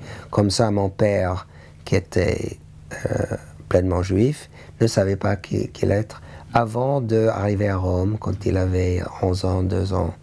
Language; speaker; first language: French; non-native, learner; English